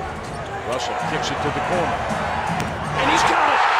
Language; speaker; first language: English; native; English